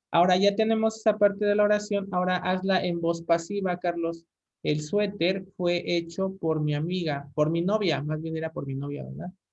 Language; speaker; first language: Spanish; native; Spanish